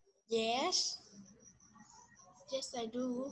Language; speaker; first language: English; non-native, learner; Vietnamese